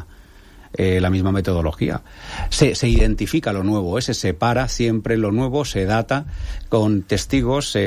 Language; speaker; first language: Spanish; native; Spanish